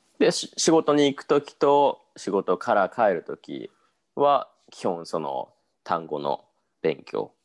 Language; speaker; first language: Japanese; native; Japanese